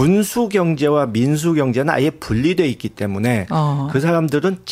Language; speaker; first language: Korean; native; Korean